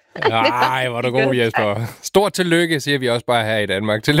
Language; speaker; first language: Danish; native; Danish